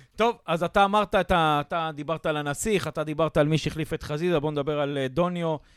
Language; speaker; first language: Hebrew; native; Hebrew